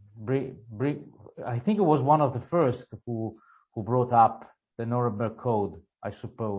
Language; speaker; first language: English; non-native, fluent; Italian